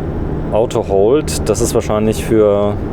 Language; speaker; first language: German; native; German